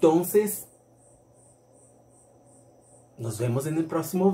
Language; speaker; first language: Spanish; non-native, learner; Portuguese